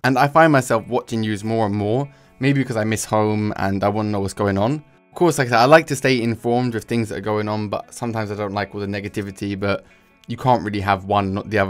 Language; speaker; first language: English; native; English